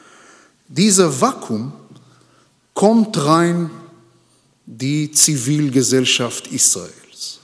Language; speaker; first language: German; non-native, learner; Hebrew